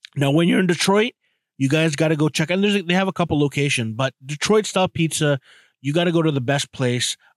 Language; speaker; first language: English; native; English